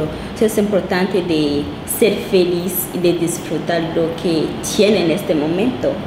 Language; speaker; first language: Spanish; non-native, local second language; Kinyarwanda